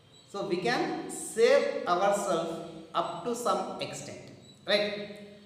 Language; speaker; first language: English; non-native, local second language; Kannada